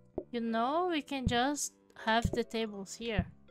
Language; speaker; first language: English; non-native, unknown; Portuguese